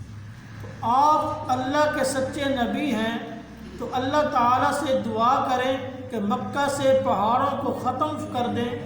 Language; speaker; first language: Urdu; non-native, local second language; Punjabi